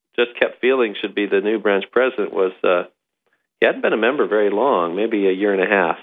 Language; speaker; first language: English; native; English